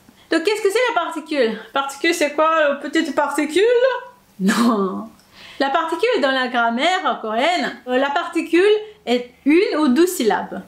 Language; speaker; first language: French; non-native, fluent; Korean